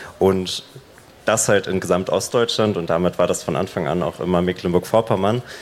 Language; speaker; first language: German; native; German